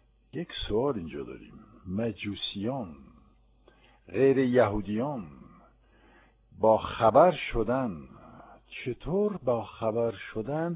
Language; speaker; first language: Persian; non-native, fluent; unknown